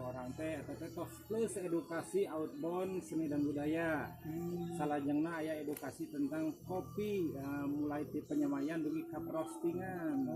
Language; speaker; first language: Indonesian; non-native, local second language; Sundanese